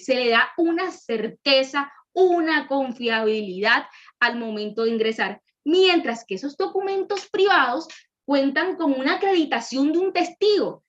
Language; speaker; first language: Spanish; native; Spanish